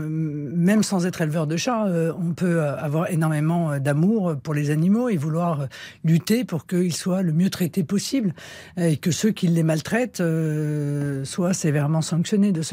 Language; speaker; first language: French; native; French